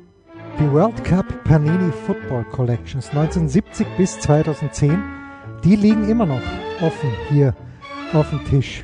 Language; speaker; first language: German; native; German